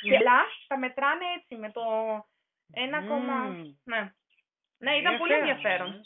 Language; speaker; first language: Greek; non-native, fluent; German